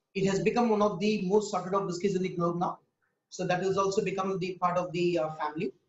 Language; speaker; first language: English; non-native, local second language; Tamil